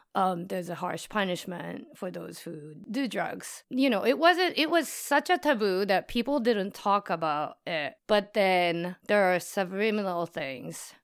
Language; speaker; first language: English; non-native, fluent; Japanese